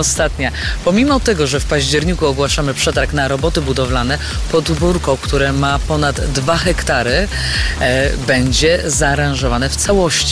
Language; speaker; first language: Polish; native; Polish